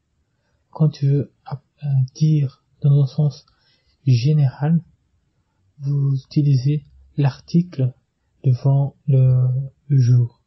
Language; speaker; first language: French; non-native, fluent; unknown